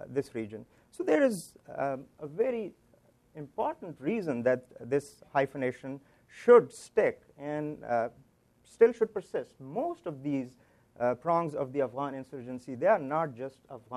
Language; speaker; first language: English; non-native, local second language; Pashto